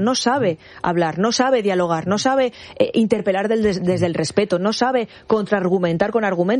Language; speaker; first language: Spanish; native; Spanish